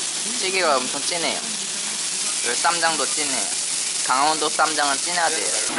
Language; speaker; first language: Korean; native; Korean